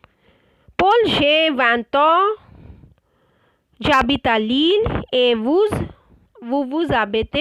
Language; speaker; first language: French; non-native, fluent; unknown